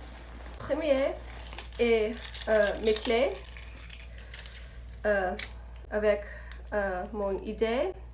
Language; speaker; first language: French; non-native, learner; English